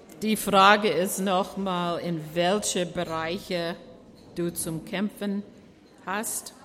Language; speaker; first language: German; non-native, fluent; English